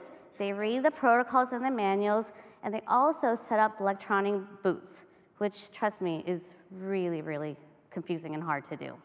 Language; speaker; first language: English; native; English